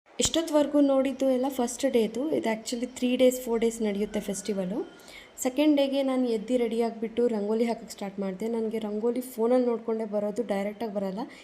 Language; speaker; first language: Kannada; non-native, local second language; Lambadi